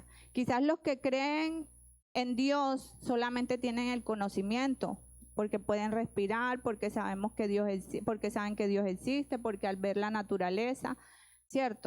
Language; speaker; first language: Spanish; native; Spanish